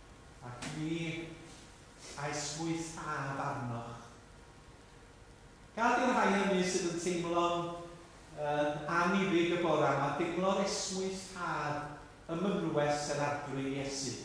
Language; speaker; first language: Welsh; native; Welsh